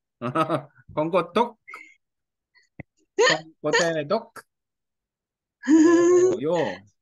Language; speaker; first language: Vietnamese; non-native, learner; Korean